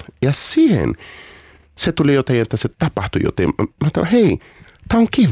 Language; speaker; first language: Finnish; non-native, learner; Portuguese